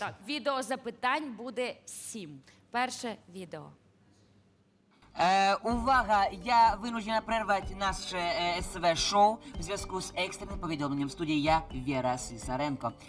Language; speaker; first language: Ukrainian; native; Ukrainian